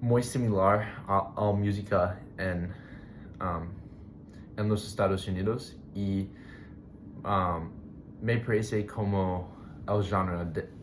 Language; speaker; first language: Spanish; non-native, learner; English